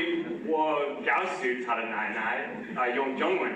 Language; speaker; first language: Chinese; non-native, learner; English